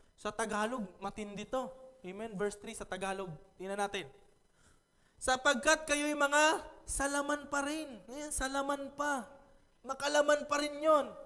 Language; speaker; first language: Filipino; non-native, local second language; Cebuano